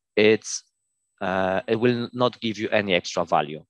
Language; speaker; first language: English; non-native, fluent; Polish